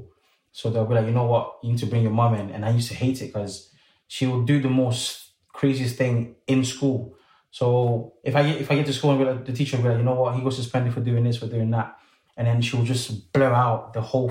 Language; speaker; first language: English; early bilingual, other home language; French